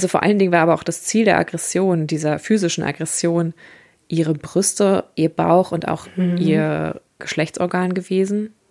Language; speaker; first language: German; native; German